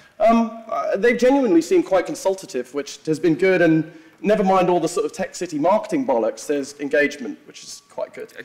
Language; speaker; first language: English; native; English